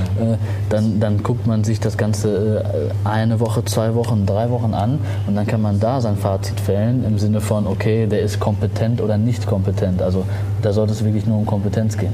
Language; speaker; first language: German; early bilingual, other home language; Arabic